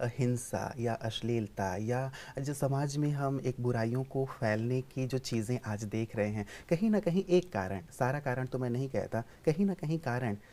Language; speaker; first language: Hindi; native; Hindi